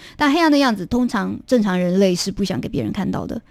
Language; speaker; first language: Chinese; native; Chinese